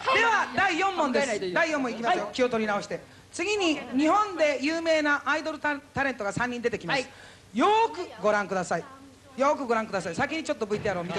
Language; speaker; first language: Japanese; native; Japanese